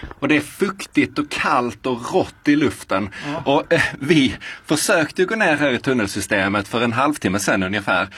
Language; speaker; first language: Swedish; native; Swedish